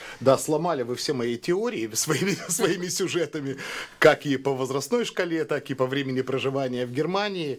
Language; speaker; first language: Russian; native; Russian